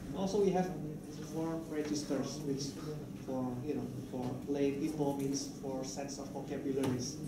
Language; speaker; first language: English; non-native, fluent; Indonesian